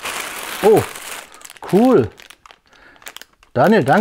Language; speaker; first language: German; native; German